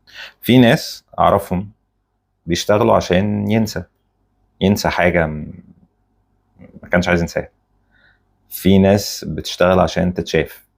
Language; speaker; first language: Arabic; native; Arabic